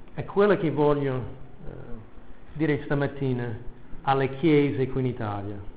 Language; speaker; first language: Italian; non-native, fluent; English